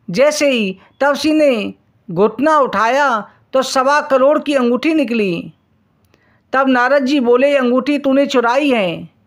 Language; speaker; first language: Hindi; native; Hindi